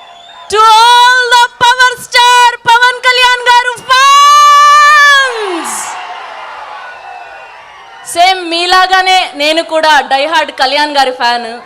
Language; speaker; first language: Telugu; native; Telugu